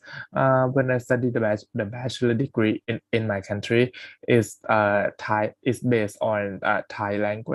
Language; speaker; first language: English; non-native, fluent; Thai